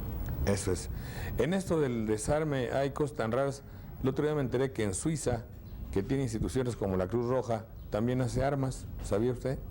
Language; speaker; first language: Spanish; native; Spanish